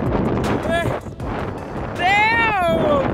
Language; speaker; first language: English; non-native, learner; Japanese